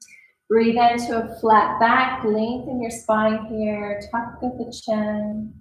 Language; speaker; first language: English; native; English